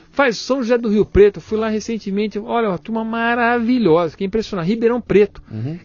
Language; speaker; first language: Portuguese; native; Portuguese